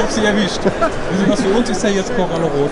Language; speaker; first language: German; native; German